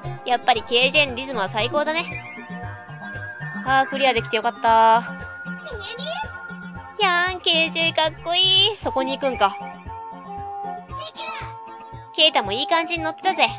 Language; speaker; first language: Japanese; native; Japanese